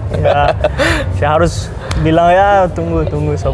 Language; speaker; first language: Indonesian; non-native, learner; Dutch